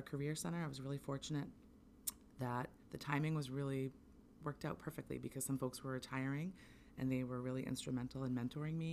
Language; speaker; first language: English; native; English